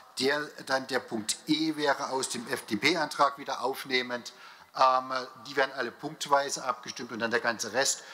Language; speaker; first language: German; native; German